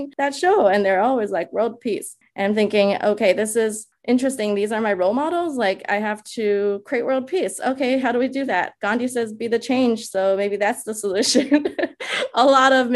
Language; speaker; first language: English; early bilingual, other home language; Chinese